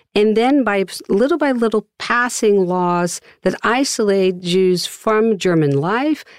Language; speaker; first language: English; non-native, fluent; Dutch